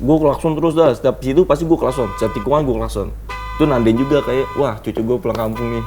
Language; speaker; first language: Indonesian; native; Indonesian